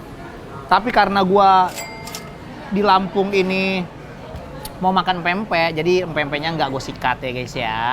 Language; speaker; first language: Indonesian; native; Indonesian